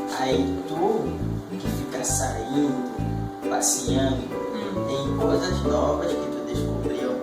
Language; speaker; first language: Portuguese; non-native, local second language; Haitian Creole